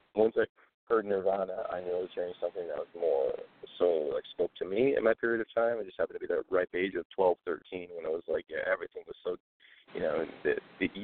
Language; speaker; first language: English; native; English